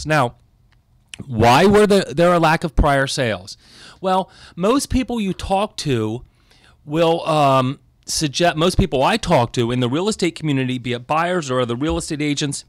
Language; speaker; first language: English; native; English